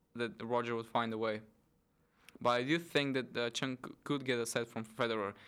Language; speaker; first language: English; non-native, fluent; Bulgarian